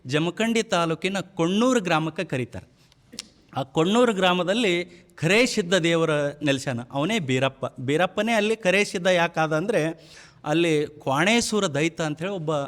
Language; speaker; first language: Kannada; native; Kannada